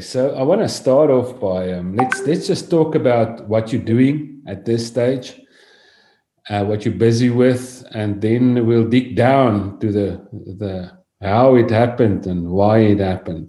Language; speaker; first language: English; non-native, local second language; Afrikaans